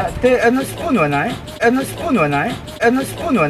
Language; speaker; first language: Japanese; non-native, learner; Filipino